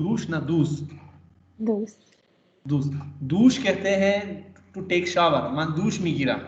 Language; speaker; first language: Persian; non-native, fluent; Urdu